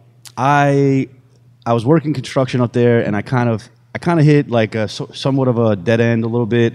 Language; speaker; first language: English; native; English